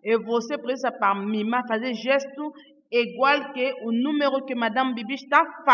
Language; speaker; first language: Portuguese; non-native, learner; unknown